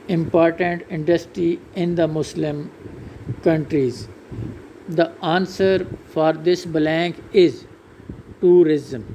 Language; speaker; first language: English; non-native, local second language; Urdu